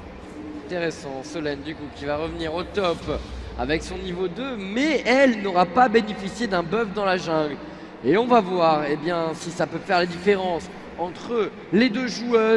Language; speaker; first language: French; native; French